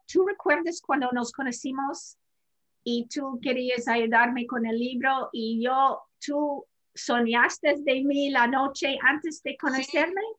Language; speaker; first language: Spanish; non-native, fluent; English